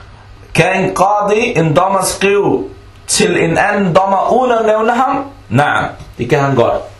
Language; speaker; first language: Danish; early bilingual, other home language; Arabic